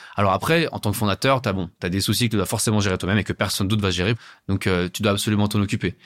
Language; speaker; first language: French; native; French